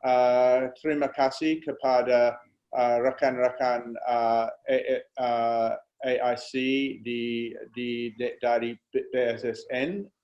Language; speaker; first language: Indonesian; non-native, fluent; English